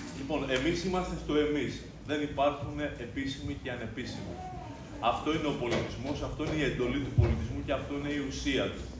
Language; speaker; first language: Greek; native; Greek